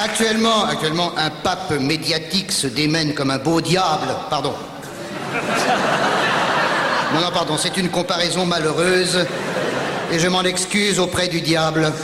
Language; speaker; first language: French; native; French